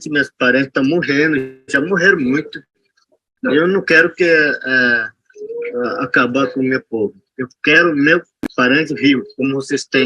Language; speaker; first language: Portuguese; non-native, local second language; Yanomámi